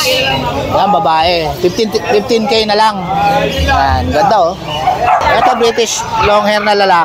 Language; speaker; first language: Filipino; native; Filipino